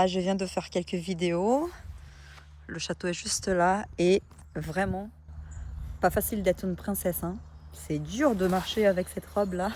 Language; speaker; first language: French; non-native, fluent; Portuguese